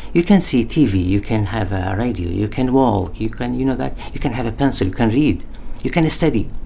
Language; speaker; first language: English; non-native, learner; Arabic